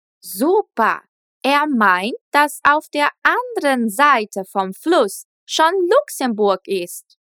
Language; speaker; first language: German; non-native, fluent; Portuguese